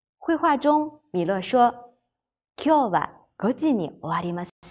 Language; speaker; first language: Japanese; non-native, fluent; Chinese